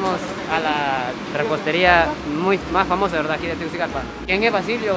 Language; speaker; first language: Spanish; non-native, fluent; Japanese